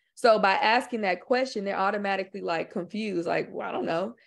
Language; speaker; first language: English; native; English